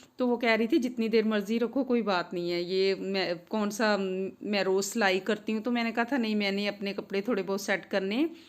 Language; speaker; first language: Urdu; non-native, local second language; Punjabi